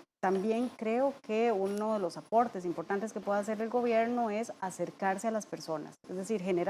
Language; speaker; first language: Spanish; native; Spanish